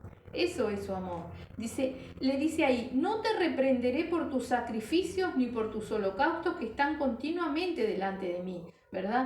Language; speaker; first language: Spanish; native; Spanish